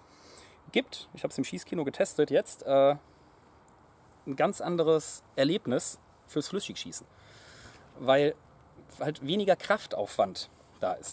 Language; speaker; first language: German; native; German